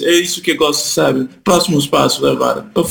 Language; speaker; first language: Portuguese; non-native, fluent; Kabuverdianu